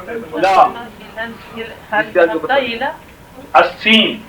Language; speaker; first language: Arabic; non-native, fluent; Urdu